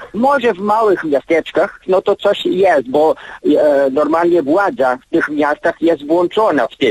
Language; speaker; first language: Polish; early bilingual, heritage; Polish